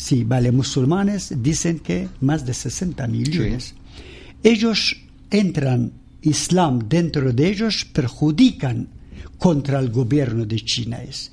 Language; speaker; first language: Spanish; non-native, learner; Persian